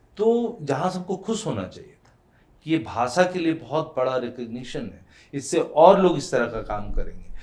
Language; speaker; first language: Hindi; native; Hindi